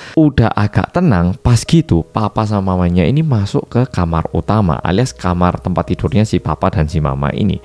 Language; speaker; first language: Indonesian; non-native, fluent; Korean